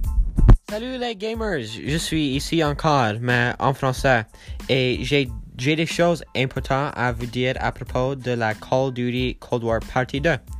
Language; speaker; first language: French; non-native, learner; English